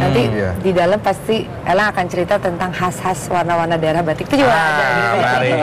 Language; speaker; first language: Indonesian; native; Indonesian